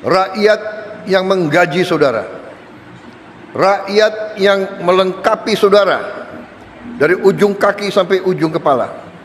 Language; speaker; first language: Indonesian; native; Indonesian